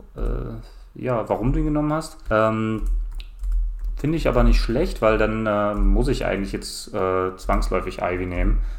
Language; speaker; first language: German; native; German